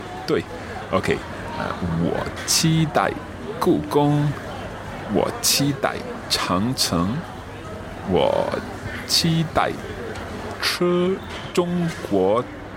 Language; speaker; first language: Chinese; non-native, learner; English